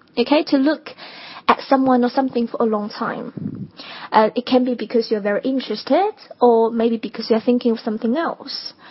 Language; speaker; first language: English; non-native, fluent; Chinese